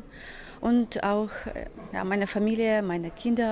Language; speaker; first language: German; non-native, fluent; Ukrainian